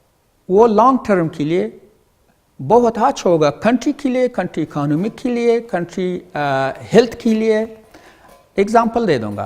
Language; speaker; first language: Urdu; non-native, learner; Pashto